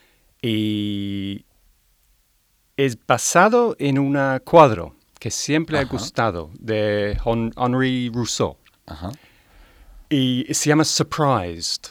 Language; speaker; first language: Spanish; non-native, learner; English